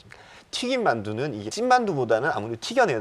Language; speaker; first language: Korean; native; Korean